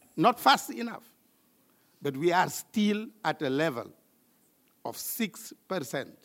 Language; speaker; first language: English; non-native, fluent; French